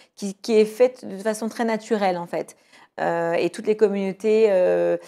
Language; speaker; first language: French; native; French